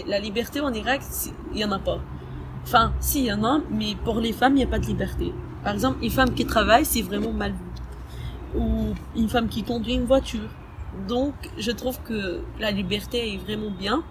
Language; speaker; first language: French; early bilingual, other home language; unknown